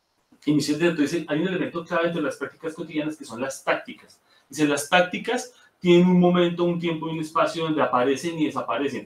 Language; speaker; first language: Spanish; native; Spanish